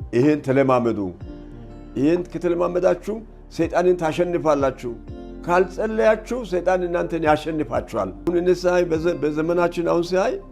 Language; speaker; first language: Amharic; non-native, local second language; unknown